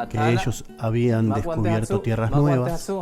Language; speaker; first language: Spanish; native; Spanish